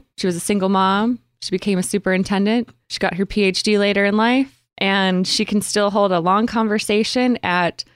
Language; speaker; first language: English; native; English